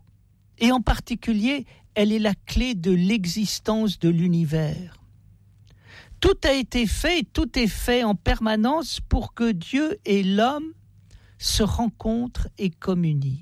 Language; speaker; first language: French; native; French